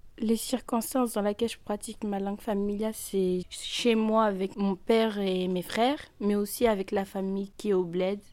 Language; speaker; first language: French; native; French